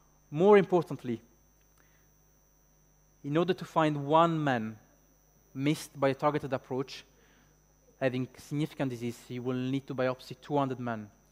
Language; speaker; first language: English; non-native, fluent; Italian